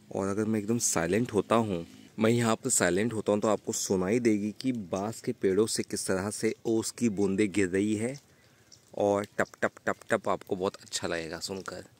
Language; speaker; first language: Hindi; native; Hindi